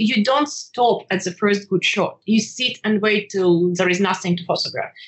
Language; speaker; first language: English; non-native, fluent; Ukrainian